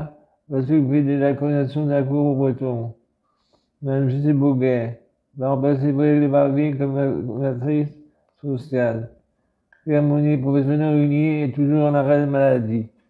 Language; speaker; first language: French; native; French